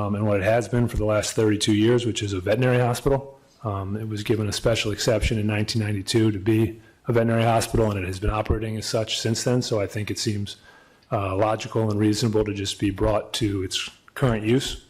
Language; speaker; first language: English; native; English